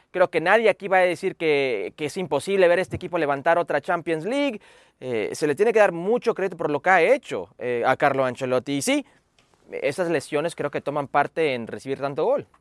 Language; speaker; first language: Spanish; early bilingual, heritage; Spanish